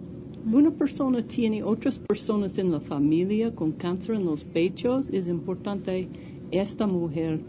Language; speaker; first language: Spanish; non-native, learner; English